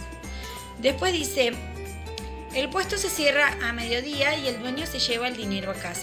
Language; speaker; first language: Spanish; native; Spanish